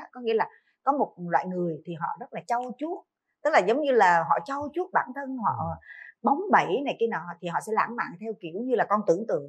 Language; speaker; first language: Vietnamese; native; Vietnamese